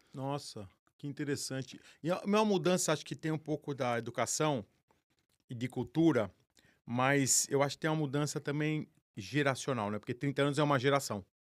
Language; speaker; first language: Portuguese; native; Portuguese